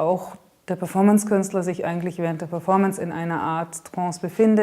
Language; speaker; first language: German; native; German